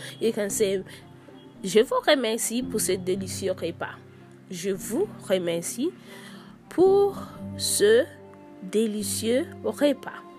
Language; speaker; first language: French; non-native, fluent; Yoruba